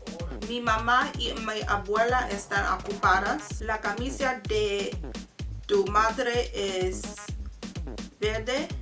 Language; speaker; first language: Spanish; non-native, learner; English